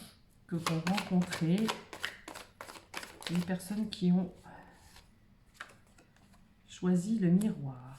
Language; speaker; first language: French; native; French